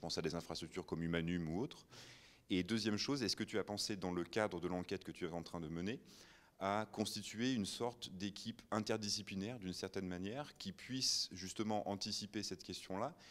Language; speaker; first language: French; native; French